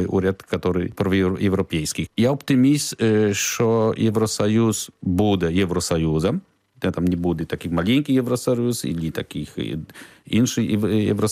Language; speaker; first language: Ukrainian; non-native, learner; Polish